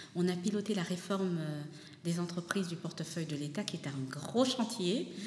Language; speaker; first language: French; non-native, local second language; Lingala